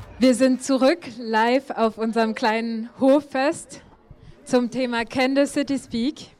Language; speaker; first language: German; native; German